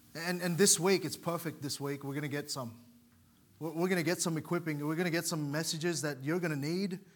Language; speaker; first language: English; native; English